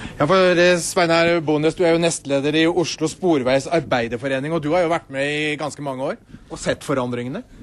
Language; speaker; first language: Norwegian; native; Norwegian